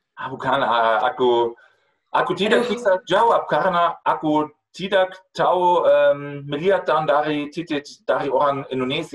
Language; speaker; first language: Indonesian; non-native, fluent; German